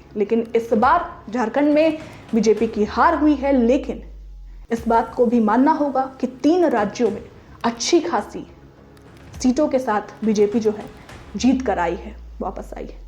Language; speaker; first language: Hindi; native; Hindi